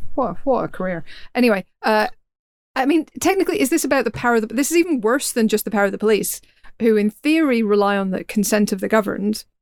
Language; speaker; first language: English; native; English